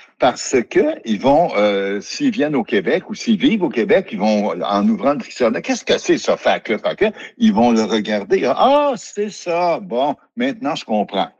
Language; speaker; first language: French; native; French